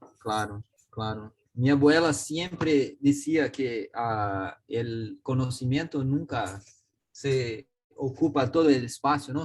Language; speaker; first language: Spanish; non-native, learner; Portuguese